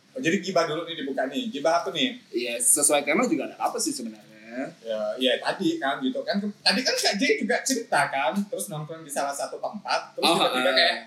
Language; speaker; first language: Indonesian; non-native, local second language; Javanese